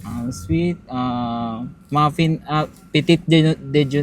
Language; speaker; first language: French; non-native, learner; Filipino